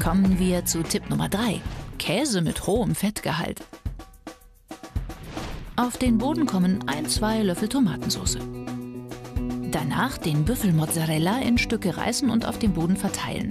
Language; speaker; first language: German; native; German